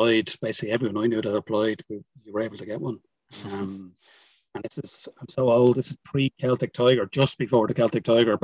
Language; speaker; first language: English; native; English